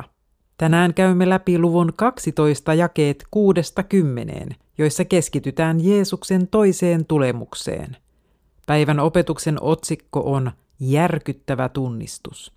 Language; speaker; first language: Finnish; native; Finnish